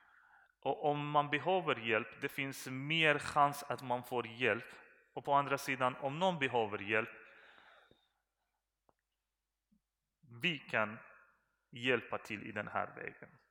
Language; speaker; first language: Swedish; non-native, learner; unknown